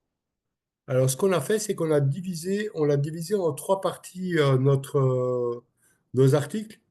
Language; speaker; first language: French; non-native, local second language; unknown